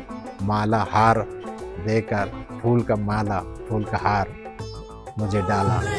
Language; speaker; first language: Hindi; early bilingual, heritage; Hindi